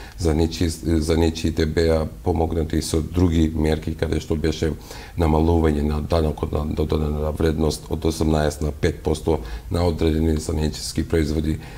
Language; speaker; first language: Macedonian; non-native, local second language; Albanian